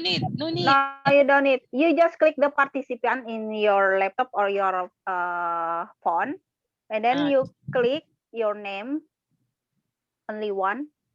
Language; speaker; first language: English; non-native, learner; Indonesian